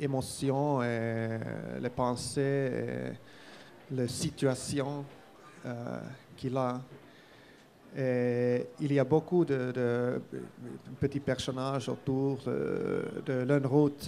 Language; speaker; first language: French; non-native, learner; Finnish